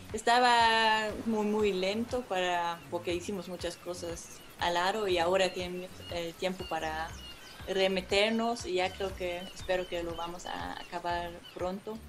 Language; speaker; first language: Spanish; non-native, fluent; German